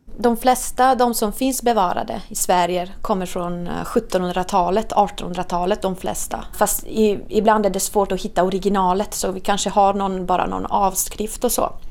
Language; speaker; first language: Swedish; non-native, fluent; Italian